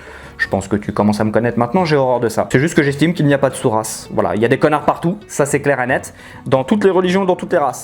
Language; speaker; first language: French; native; French